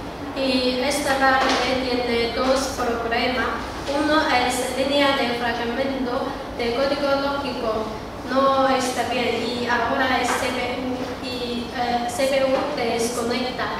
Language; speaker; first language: Spanish; non-native, learner; Chinese